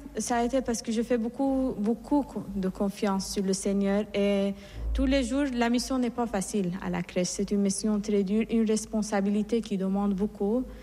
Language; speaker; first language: French; non-native, fluent; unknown